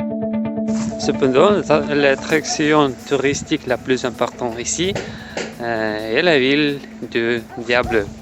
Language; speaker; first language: French; non-native, fluent; Russian